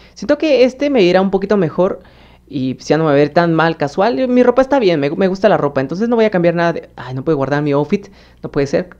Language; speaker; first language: Spanish; native; Spanish